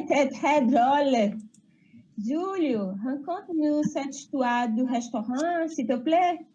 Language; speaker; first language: French; non-native, learner; Portuguese